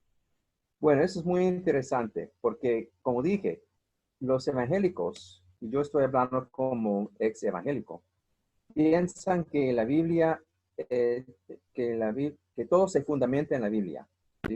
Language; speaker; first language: Spanish; non-native, fluent; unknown